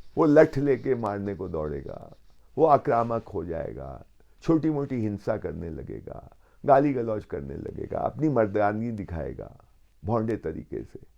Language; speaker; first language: Hindi; native; Hindi